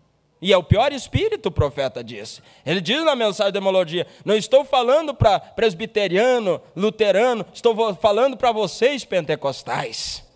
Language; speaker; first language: Portuguese; native; Portuguese